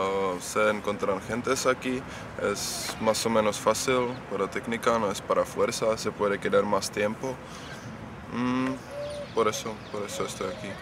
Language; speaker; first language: Spanish; non-native, learner; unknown